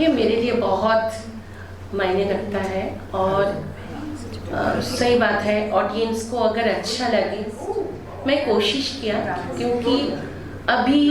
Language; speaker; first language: Hindi; non-native, local second language; Bangla